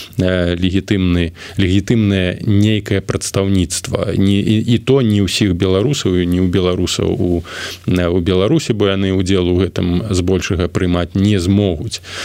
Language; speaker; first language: Belarusian; non-native, local second language; Russian